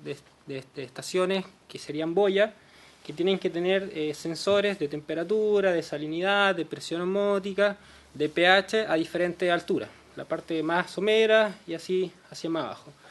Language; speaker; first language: Spanish; native; Spanish